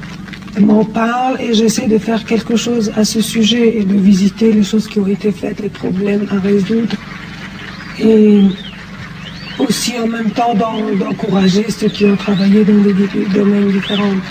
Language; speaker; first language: French; non-native, fluent; Persian